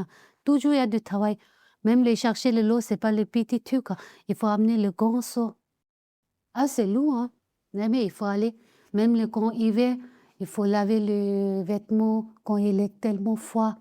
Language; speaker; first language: French; non-native, learner; Tibetan